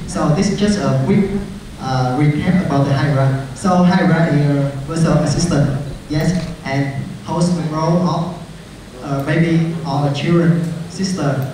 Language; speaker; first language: English; non-native, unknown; Vietnamese